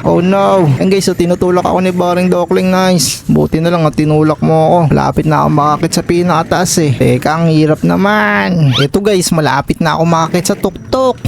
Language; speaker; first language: Filipino; native; Filipino